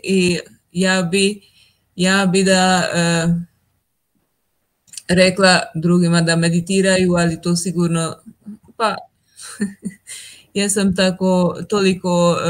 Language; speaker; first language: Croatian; non-native, local second language; Hungarian